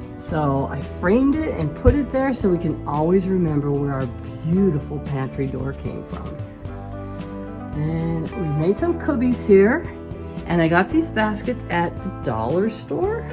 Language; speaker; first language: English; native; English